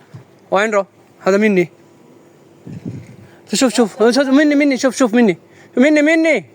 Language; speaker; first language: Arabic; non-native, learner; Bangla